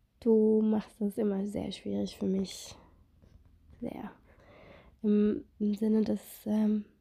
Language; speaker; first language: German; non-native, fluent; Russian